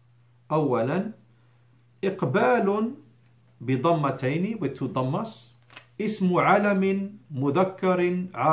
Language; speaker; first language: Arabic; non-native, fluent; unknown